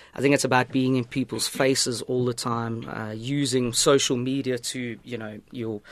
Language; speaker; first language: English; native; English